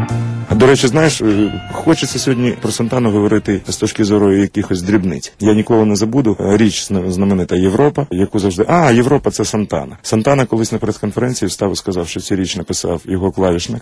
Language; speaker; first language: Ukrainian; native; Ukrainian